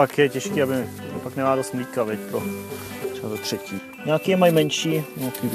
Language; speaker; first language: Czech; native; Czech